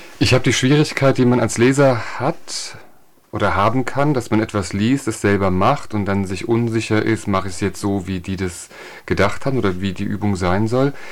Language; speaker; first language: German; native; German